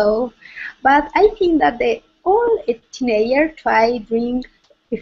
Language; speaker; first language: English; non-native, learner; Spanish